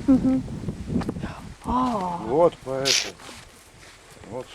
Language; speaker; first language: Russian; native; Russian